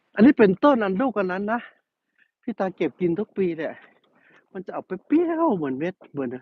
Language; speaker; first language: Thai; non-native, fluent; Burmese